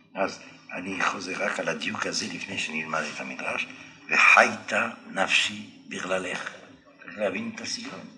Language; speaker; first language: Hebrew; non-native, fluent; French